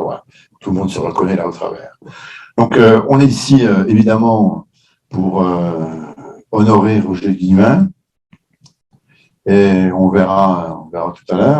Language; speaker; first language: French; native; French